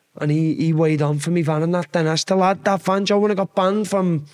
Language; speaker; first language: English; native; English